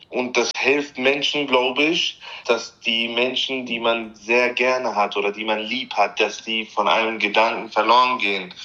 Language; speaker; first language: German; early bilingual, other home language; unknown